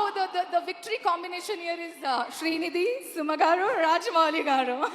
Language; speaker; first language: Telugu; non-native, learner; Kannada